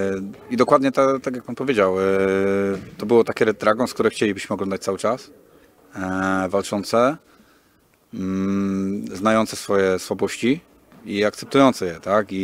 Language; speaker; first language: Polish; native; Polish